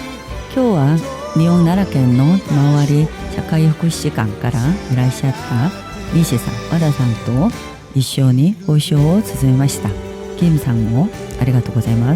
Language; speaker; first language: Japanese; non-native, learner; Korean